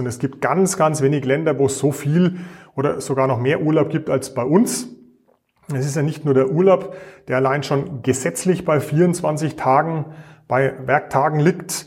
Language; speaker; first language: German; native; German